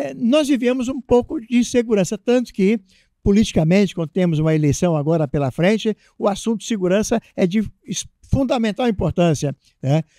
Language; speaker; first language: Portuguese; native; Portuguese